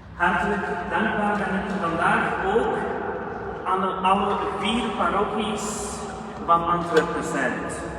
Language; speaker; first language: Dutch; non-native, fluent; Urdu